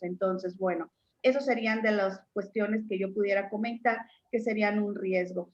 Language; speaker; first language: Spanish; native; Spanish